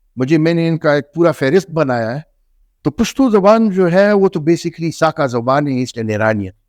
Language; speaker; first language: Urdu; non-native, local second language; Northern Hindko